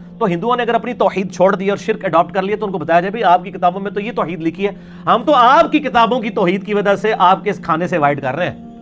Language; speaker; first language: Urdu; non-native, local second language; Punjabi